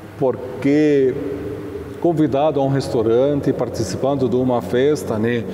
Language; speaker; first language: Portuguese; non-native, fluent; Arabic